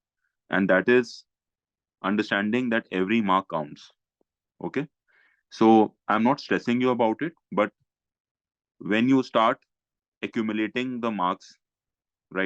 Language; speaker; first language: English; non-native, local second language; Hindi